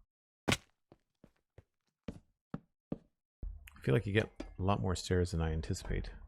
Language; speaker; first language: English; native; English